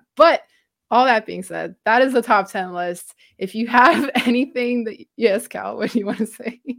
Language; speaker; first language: English; non-native, fluent; Romanian